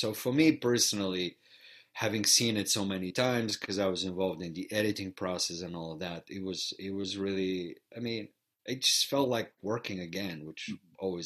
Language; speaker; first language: English; non-native, fluent; Bulgarian